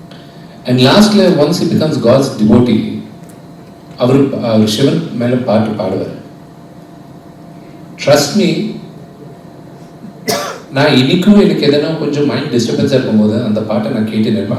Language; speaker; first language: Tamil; non-native, local second language; Telugu